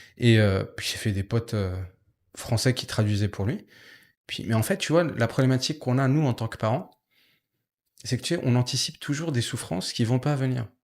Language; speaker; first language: French; native; French